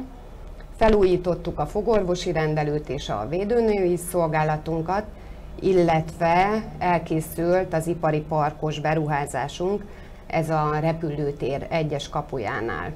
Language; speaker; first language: Hungarian; native; Hungarian